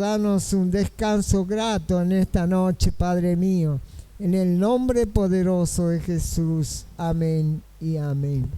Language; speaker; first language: Spanish; native; Spanish